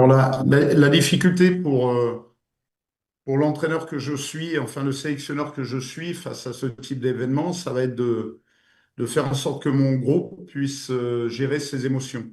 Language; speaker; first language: French; native; French